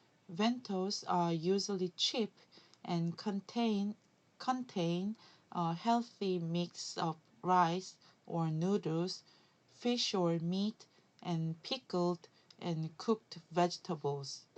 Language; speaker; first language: English; non-native, learner; Korean